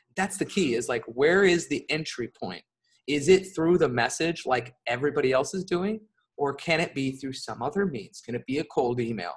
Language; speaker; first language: English; native; English